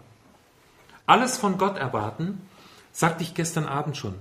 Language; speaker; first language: German; native; German